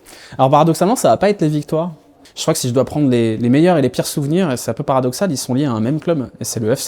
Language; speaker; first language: French; native; French